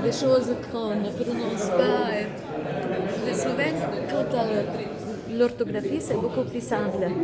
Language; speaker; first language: French; non-native, fluent; Slovenian